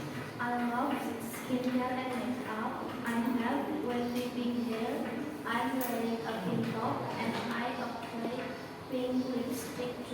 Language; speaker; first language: English; non-native, learner; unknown